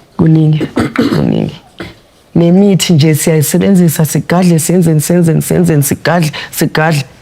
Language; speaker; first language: Zulu; non-native, local second language; Tsonga